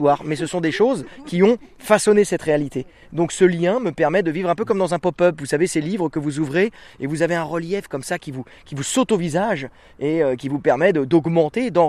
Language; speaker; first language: French; native; French